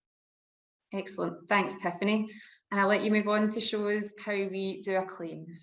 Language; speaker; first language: English; native; English